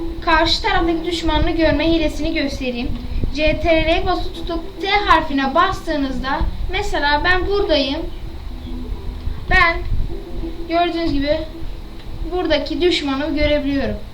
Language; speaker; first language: Turkish; native; Turkish